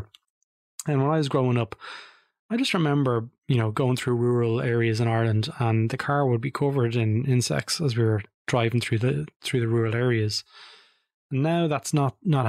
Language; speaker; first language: English; native; English